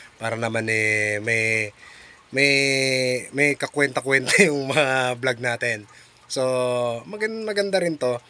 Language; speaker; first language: Filipino; native; Filipino